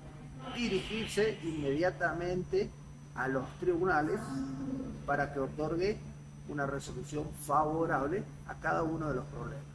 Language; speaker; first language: Spanish; native; Spanish